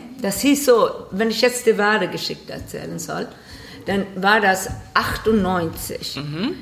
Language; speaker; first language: German; non-native, learner; Swedish